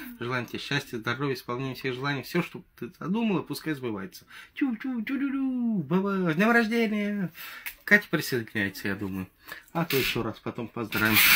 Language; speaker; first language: Russian; native; Russian